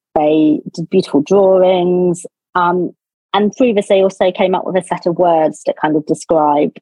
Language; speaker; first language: English; native; English